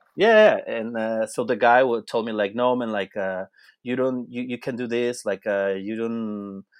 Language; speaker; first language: English; non-native, fluent; Spanish